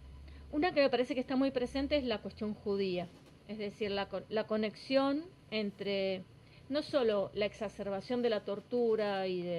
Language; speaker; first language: Spanish; native; Spanish